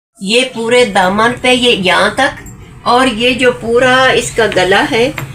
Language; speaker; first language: Urdu; non-native, local second language; Punjabi